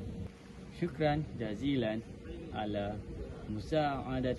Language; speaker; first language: Arabic; non-native, learner; Malay